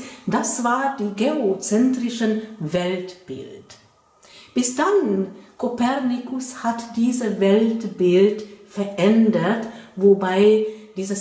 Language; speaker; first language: German; non-native, fluent; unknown